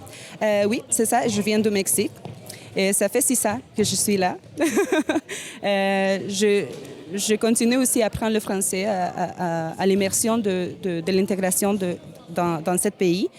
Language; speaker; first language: French; non-native, learner; Spanish